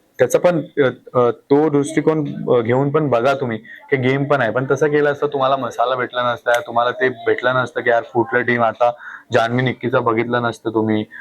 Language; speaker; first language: Marathi; non-native, local second language; Hindi